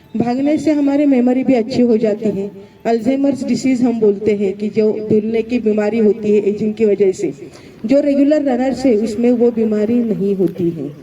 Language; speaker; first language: Hindi; non-native, local second language; Marathi